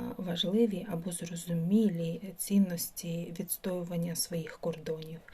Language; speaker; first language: Ukrainian; non-native, local second language; Russian